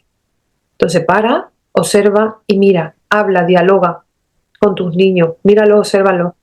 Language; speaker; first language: Spanish; native; Spanish